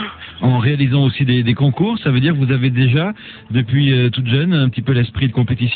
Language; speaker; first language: French; native; French